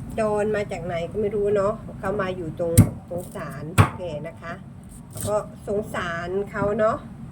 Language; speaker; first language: Thai; non-native, local second language; Northern Khmer